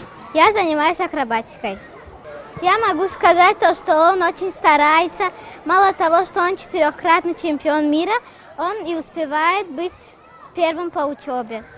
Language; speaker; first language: Russian; non-native, local second language; Tajik